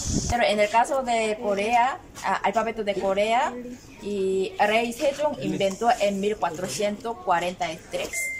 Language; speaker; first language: Spanish; non-native, learner; Korean